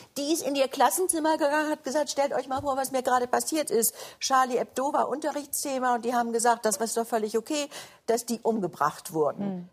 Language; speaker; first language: German; native; German